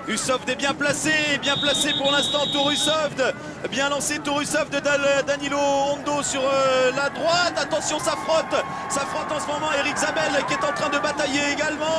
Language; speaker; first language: French; native; French